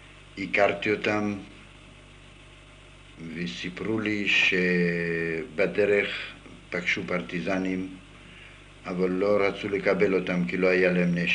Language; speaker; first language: Hebrew; non-native, fluent; Yiddish